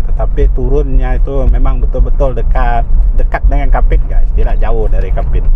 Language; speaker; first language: Malay; non-native, local second language; Iban